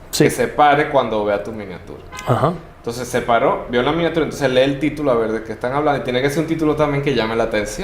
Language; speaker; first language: Spanish; native; Spanish